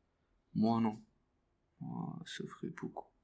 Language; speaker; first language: French; non-native, learner; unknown